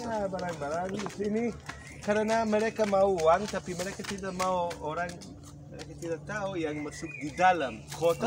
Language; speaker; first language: Indonesian; non-native, learner; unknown